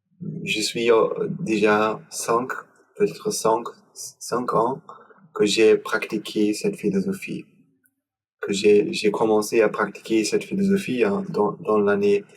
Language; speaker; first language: French; non-native, learner; German